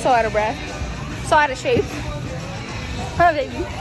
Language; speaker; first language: English; early bilingual, other home language; Spanish